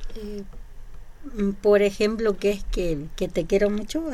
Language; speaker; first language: Spanish; non-native, local second language; Mixtepec Mixtec